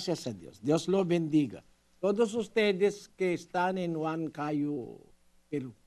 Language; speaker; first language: Spanish; non-native, learner; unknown